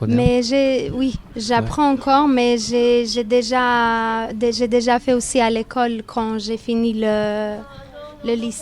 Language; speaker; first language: French; non-native, learner; Albanian